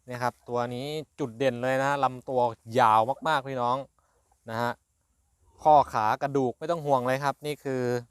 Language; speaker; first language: Thai; native; Thai